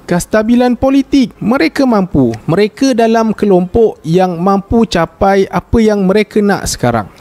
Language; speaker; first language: Malay; native; Malay